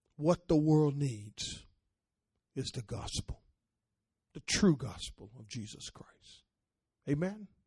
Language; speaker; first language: English; early bilingual, other home language; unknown